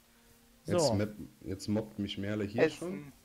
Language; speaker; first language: German; native; German